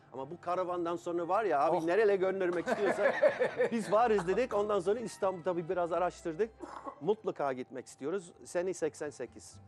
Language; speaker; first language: Turkish; non-native, fluent; English